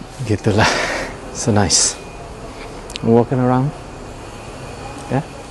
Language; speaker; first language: English; non-native, fluent; Indonesian